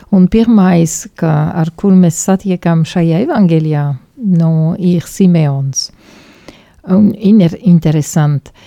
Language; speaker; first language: Latvian; non-native, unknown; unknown